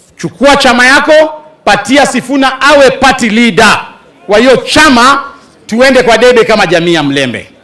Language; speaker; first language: Swahili; non-native, local second language; Luyia